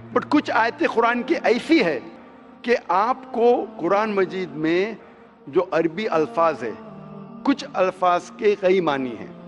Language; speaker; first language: Hindi; non-native, local second language; Konkani